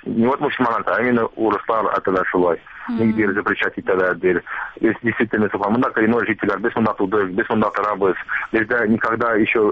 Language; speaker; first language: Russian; non-native, local second language; Tatar